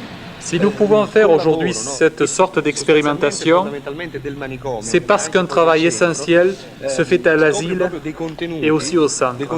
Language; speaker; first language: French; native; French